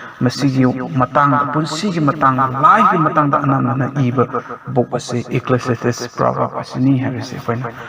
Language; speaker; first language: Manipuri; non-native, local second language; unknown